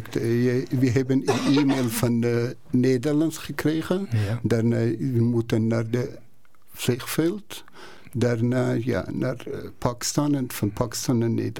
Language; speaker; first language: Dutch; non-native, learner; Persian